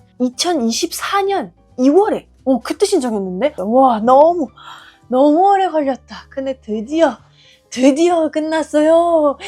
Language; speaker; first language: Korean; non-native, fluent; German